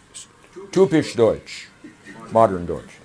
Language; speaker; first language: German; non-native, learner; English